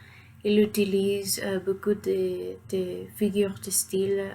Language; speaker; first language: French; non-native, fluent; Spanish